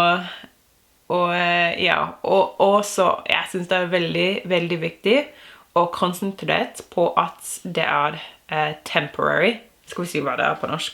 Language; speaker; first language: Norwegian; non-native, learner; English